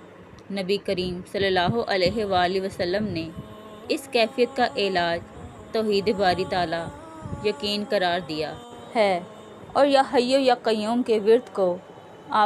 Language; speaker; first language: Urdu; native; Urdu